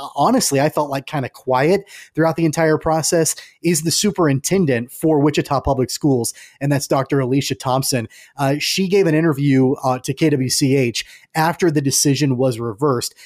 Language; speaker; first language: English; native; English